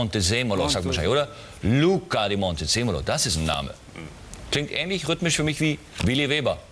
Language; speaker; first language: German; native; German